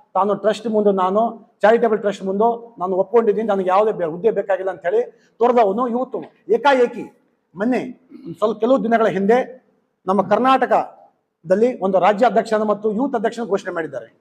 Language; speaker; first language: Kannada; non-native, local second language; Lambadi